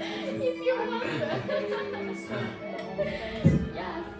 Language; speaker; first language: English; non-native, learner; Italian